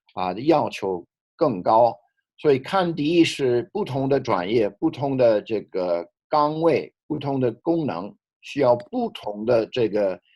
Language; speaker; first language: Chinese; non-native, fluent; English